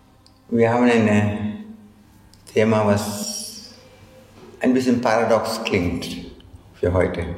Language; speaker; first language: German; non-native, fluent; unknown